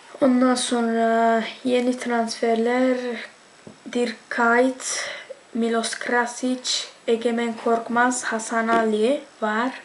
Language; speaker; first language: Turkish; early bilingual, heritage; Turkish